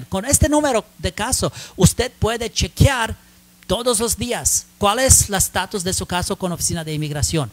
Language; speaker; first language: Spanish; non-native, learner; English